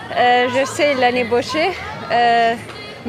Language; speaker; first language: French; non-native, learner; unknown